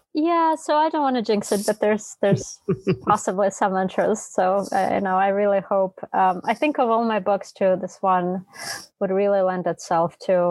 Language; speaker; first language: English; non-native, fluent; Russian